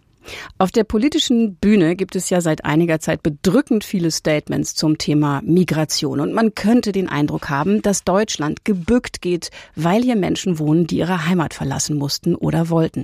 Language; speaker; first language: German; native; German